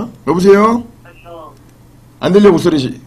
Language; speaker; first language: Korean; native; Korean